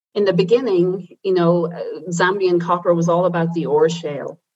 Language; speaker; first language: English; native; English